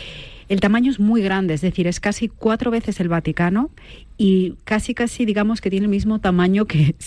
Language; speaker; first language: Spanish; native; Spanish